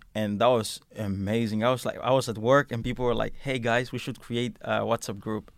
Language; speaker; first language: English; non-native, fluent; Finnish